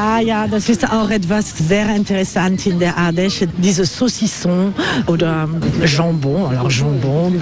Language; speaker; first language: German; non-native, learner; French